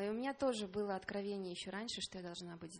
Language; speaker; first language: Russian; native; Russian